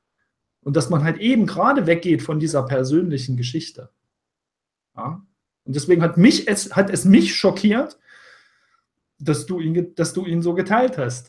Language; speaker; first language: German; native; German